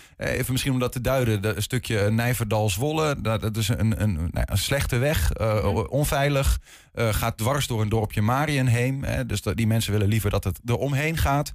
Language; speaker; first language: Dutch; native; Dutch